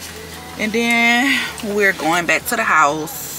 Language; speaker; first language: English; native; English